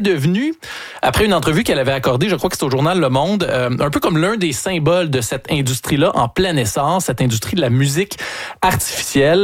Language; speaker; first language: French; native; French